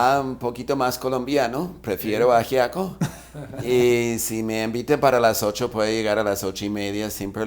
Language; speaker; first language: Spanish; non-native, fluent; English